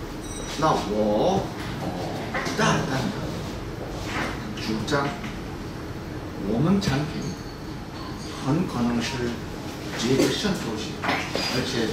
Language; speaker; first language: Chinese; non-native, fluent; Korean